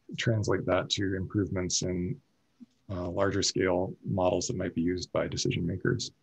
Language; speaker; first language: English; native; English